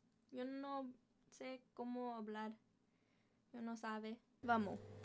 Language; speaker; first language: Spanish; early bilingual, heritage; Spanish